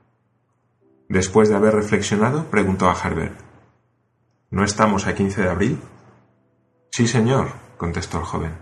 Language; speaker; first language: Spanish; native; Spanish